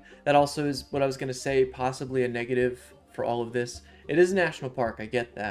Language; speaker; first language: English; native; English